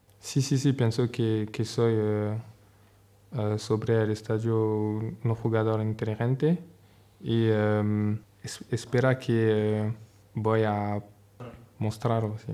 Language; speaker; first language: Spanish; non-native, learner; French